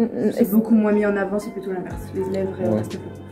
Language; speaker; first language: French; native; French